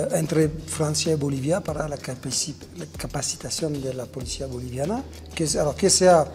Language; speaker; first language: Spanish; non-native, fluent; French